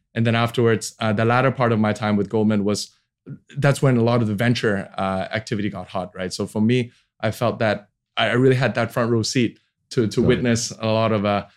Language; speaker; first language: English; non-native, local second language; Cantonese